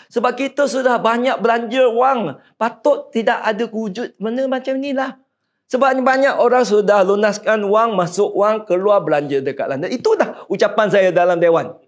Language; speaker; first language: Malay; non-native, local second language; Chinese